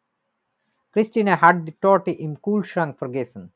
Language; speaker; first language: German; non-native, learner; Bangla